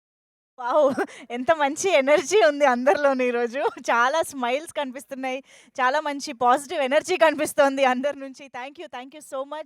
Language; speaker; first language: Telugu; native; Telugu